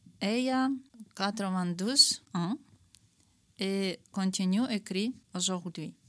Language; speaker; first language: French; non-native, learner; Ukrainian